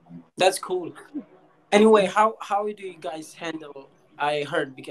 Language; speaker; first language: English; non-native, learner; Indonesian